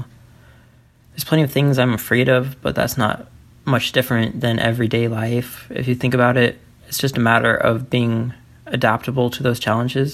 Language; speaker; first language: English; native; English